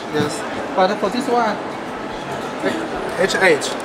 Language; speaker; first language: English; non-native, learner; Chinese